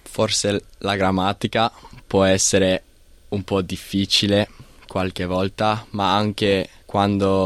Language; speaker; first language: Italian; non-native, learner; English